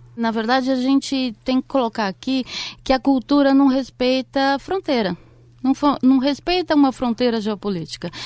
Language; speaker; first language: Portuguese; native; Portuguese